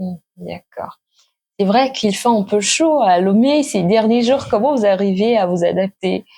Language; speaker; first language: French; native; French